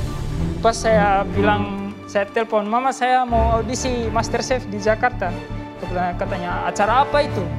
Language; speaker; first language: Indonesian; non-native, local second language; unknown